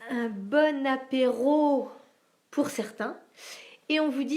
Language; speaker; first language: French; native; French